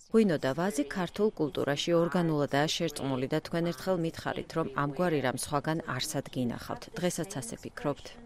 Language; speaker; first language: Georgian; native; Georgian